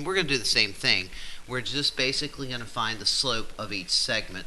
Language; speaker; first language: English; native; English